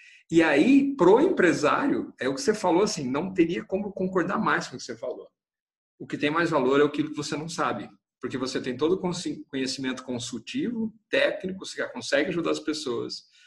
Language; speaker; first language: Portuguese; native; Portuguese